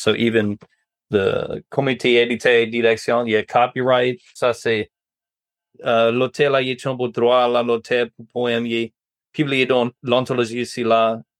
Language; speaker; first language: French; non-native, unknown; English